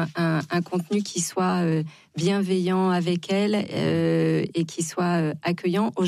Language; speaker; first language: French; native; French